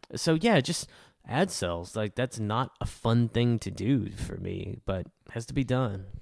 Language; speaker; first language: English; native; English